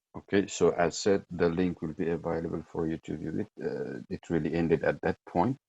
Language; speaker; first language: English; non-native, local second language; Nepali